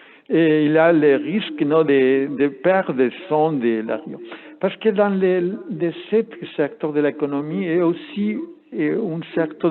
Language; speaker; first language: French; non-native, learner; Spanish